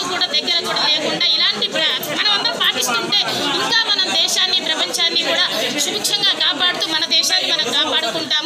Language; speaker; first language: Telugu; native; Telugu